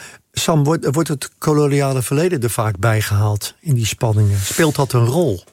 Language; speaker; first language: Dutch; native; Dutch